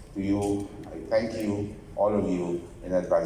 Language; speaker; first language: English; non-native, local second language; Filipino